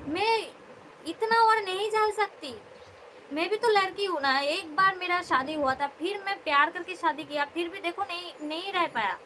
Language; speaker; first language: Hindi; non-native, local second language; Bangla